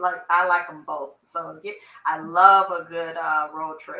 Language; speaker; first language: English; native; English